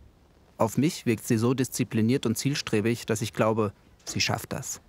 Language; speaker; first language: German; native; German